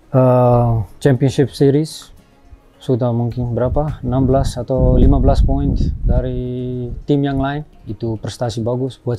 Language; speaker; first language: Indonesian; non-native, fluent; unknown